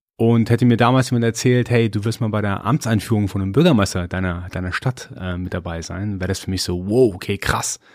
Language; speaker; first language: German; early bilingual, other home language; Persian